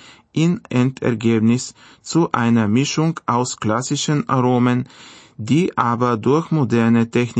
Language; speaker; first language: German; non-native, fluent; Bulgarian